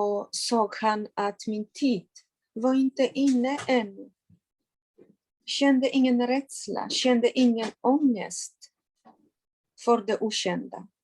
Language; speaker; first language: Swedish; non-native, fluent; Polish